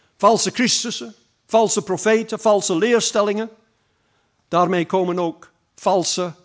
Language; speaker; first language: Dutch; non-native, fluent; English